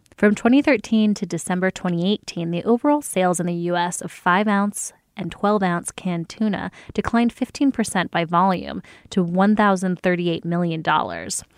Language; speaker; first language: English; native; English